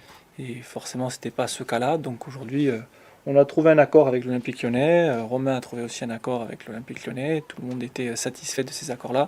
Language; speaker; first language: French; native; French